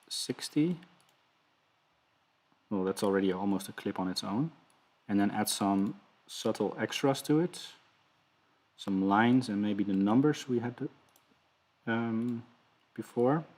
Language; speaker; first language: English; non-native, fluent; Dutch